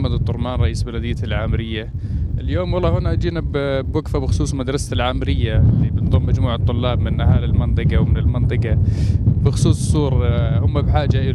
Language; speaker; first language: Arabic; native; Arabic